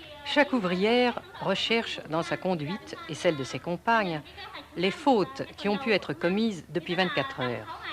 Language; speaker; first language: French; native; French